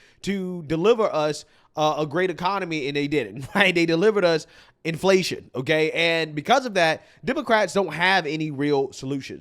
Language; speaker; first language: English; native; English